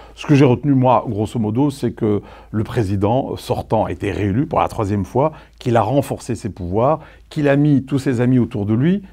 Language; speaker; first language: French; native; French